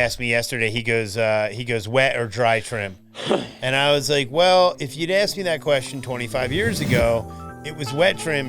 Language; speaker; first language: English; native; English